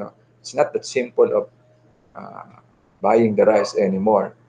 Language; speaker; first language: English; non-native, local second language; Filipino